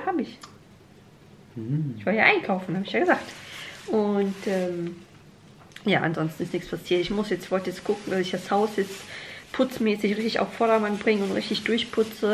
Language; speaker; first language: German; native; German